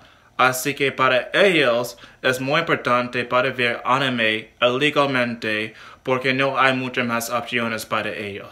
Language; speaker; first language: Spanish; non-native, learner; English